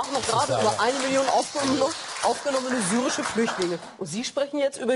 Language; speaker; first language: German; early bilingual, other home language; Arabic